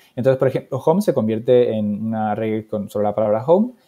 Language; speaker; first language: Spanish; native; Spanish